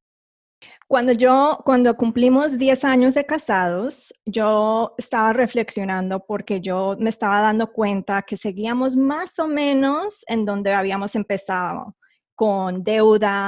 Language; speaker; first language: Spanish; early bilingual, heritage; Spanish